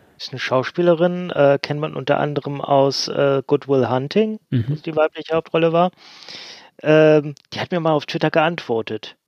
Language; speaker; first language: German; native; German